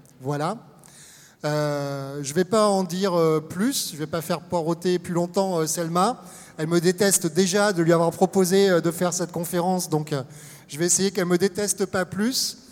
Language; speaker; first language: French; native; French